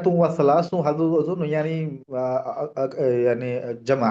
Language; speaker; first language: Arabic; non-native, learner; Urdu